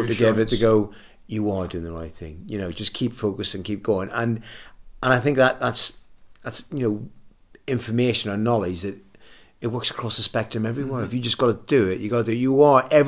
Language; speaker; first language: English; native; English